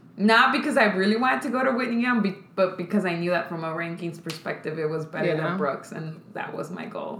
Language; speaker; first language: English; early bilingual, other home language; Spanish